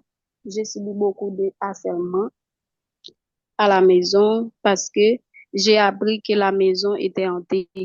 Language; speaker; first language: French; non-native, local second language; Haitian Creole